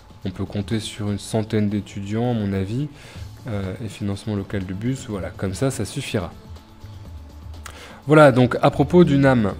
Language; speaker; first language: French; native; French